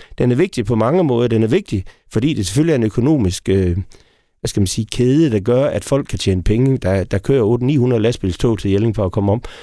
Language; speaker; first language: Danish; native; Danish